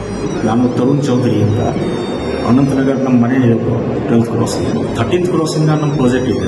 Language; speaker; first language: Kannada; non-native, learner; Hindi